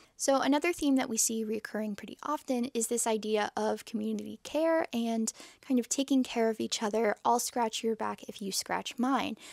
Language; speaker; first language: English; native; English